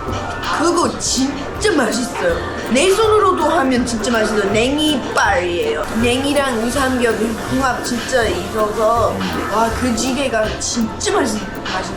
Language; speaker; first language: Korean; non-native, learner; English